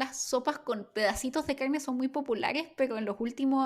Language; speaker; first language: Spanish; native; Spanish